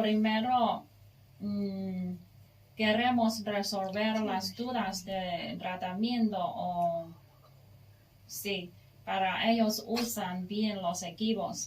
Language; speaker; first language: Spanish; non-native, learner; Chinese